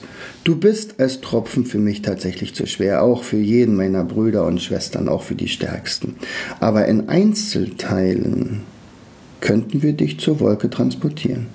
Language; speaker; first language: German; native; German